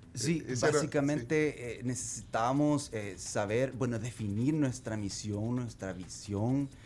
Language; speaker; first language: Spanish; native; Spanish